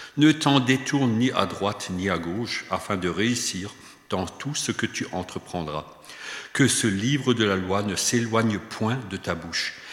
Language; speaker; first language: French; native; French